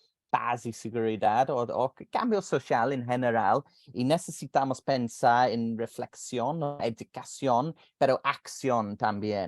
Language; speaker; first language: Spanish; non-native, fluent; English